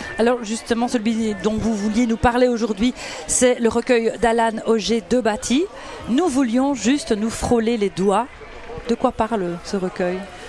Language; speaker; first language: French; native; French